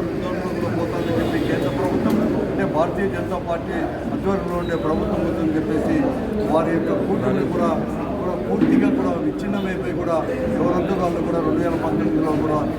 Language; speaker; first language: Telugu; native; Telugu